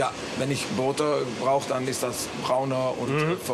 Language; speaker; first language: German; non-native, learner; Dutch